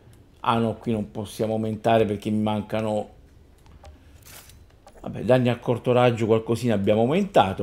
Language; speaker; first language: Italian; native; Italian